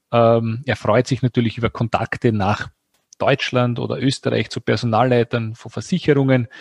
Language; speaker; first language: German; native; German